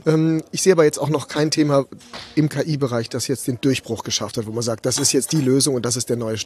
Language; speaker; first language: German; native; German